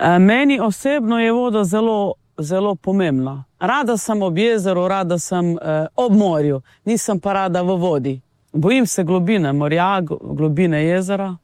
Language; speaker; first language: Slovenian; non-native, local second language; Romany